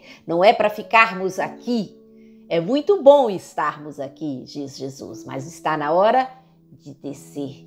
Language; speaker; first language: Portuguese; native; Portuguese